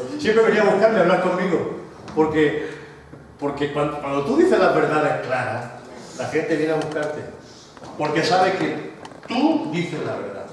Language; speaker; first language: Spanish; native; Spanish